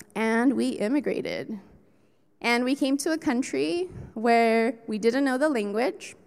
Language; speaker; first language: English; early bilingual, other home language; Spanish